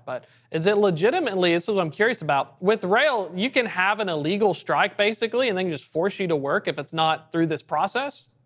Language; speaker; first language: English; native; English